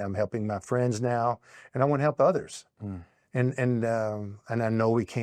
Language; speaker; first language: English; native; English